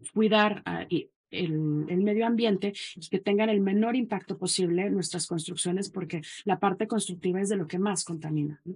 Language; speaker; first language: Spanish; native; Spanish